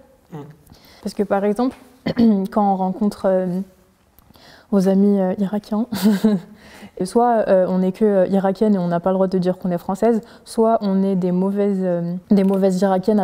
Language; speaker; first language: French; early bilingual, other home language; Arabic